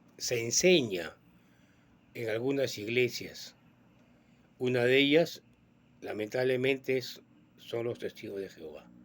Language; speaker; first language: Spanish; native; Spanish